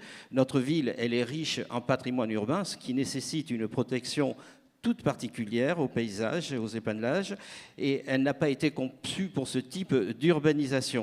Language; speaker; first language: French; native; French